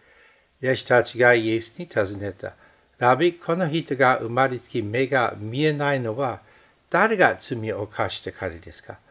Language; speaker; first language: Japanese; non-native, fluent; English